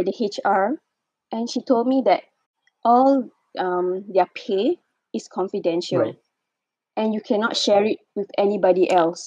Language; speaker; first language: English; non-native, local second language; Malay